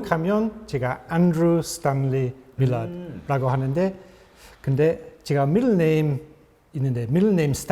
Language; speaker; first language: Korean; non-native, fluent; English